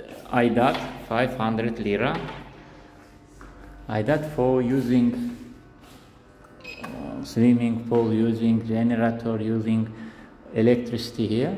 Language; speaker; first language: English; non-native, learner; Lezghian